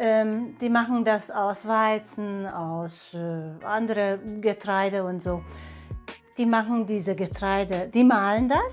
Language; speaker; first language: German; non-native, fluent; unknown